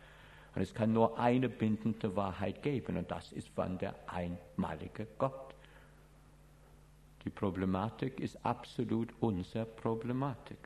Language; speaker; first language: German; non-native, fluent; English